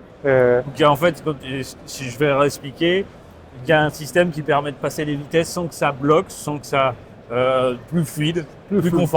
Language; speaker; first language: French; native; French